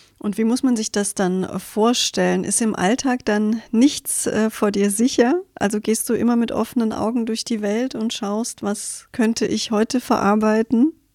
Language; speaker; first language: German; native; German